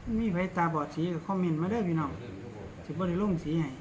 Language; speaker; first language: Thai; non-native, local second language; Lao